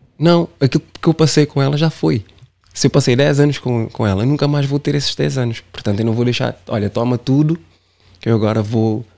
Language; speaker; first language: Portuguese; non-native, local second language; Kabuverdianu